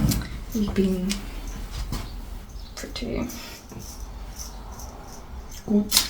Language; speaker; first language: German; non-native, learner; English